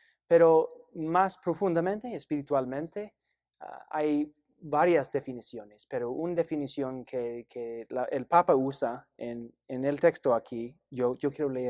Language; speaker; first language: Spanish; non-native, fluent; English